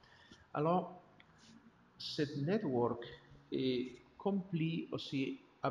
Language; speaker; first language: French; non-native, learner; Spanish